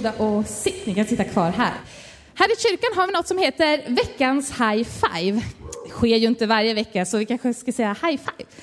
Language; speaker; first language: Swedish; native; Swedish